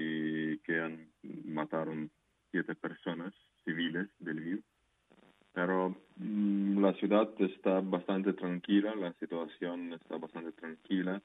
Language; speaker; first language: Spanish; non-native, fluent; Ukrainian